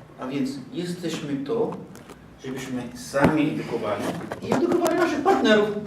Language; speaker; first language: Polish; non-native, fluent; Arabic